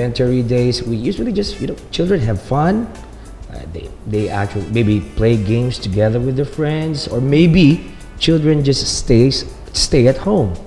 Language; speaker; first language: English; non-native, local second language; Filipino